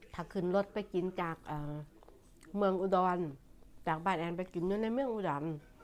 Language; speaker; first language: Thai; native; Thai